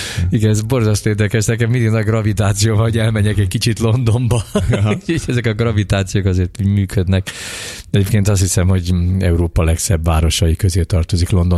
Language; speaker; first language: Hungarian; native; Hungarian